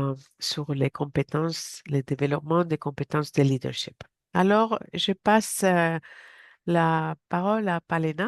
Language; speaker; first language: French; non-native, fluent; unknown